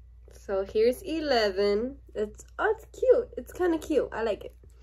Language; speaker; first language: English; native; English